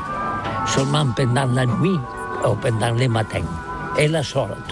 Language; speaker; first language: French; non-native, learner; Catalan